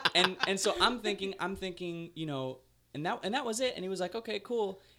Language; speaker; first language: English; native; English